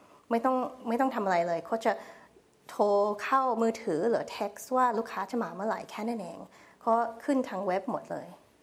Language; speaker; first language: Thai; early bilingual, heritage; Thai